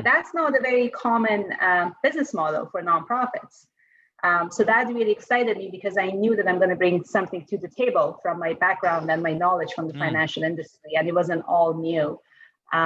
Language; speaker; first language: English; non-native, fluent; Persian